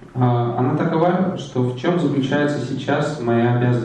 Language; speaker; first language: Russian; native; Russian